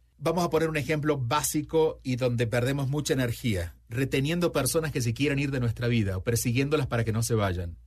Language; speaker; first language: Spanish; native; Spanish